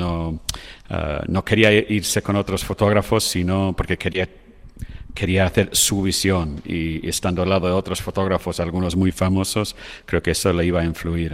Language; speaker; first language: Spanish; non-native, fluent; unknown